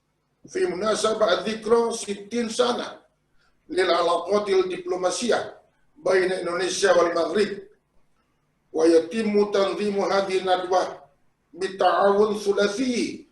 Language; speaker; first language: Arabic; non-native, fluent; Indonesian